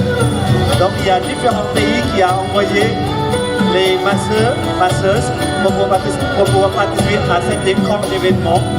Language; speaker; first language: French; non-native, fluent; Thai